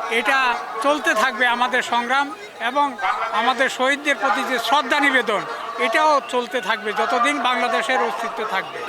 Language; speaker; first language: Bangla; native; Bangla